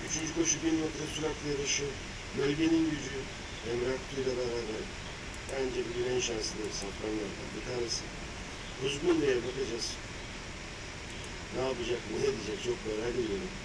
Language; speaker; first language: Turkish; native; Turkish